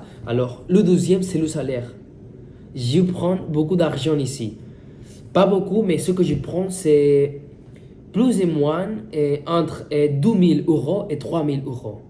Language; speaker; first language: French; non-native, fluent; Spanish